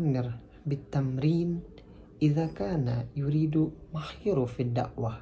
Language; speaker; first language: Arabic; non-native, learner; Indonesian